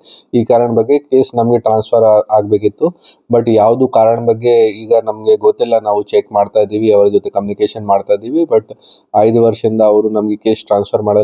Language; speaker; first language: Kannada; non-native, local second language; Hindi